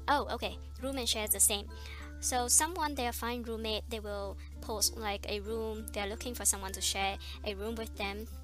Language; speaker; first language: English; non-native, fluent; Vietnamese